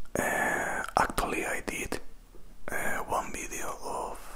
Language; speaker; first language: English; non-native, fluent; Spanish